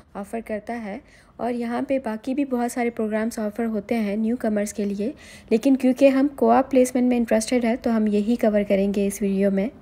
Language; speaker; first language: Hindi; native; Hindi